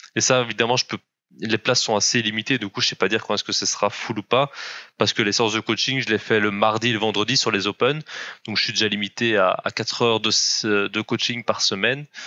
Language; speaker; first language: French; native; French